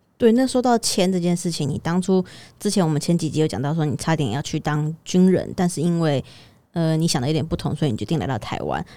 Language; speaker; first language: Chinese; native; Chinese